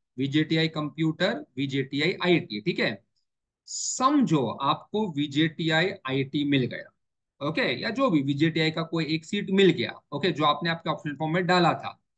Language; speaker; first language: Hindi; native; Hindi